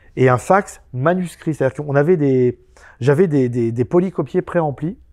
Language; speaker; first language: French; native; French